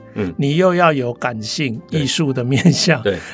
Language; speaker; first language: Chinese; non-native, local second language; Min Nan Chinese